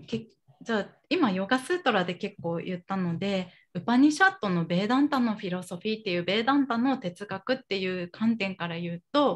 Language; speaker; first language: Japanese; native; Japanese